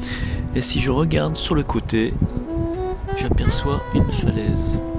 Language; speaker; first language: French; native; French